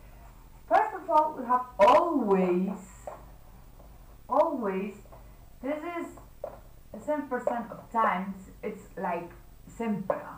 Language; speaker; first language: English; non-native, fluent; Catalan